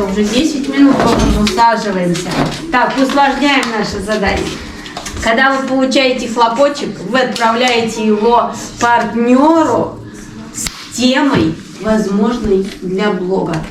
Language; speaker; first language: Russian; native; Russian